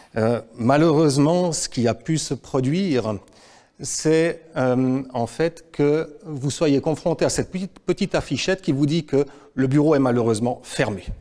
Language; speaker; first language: French; native; French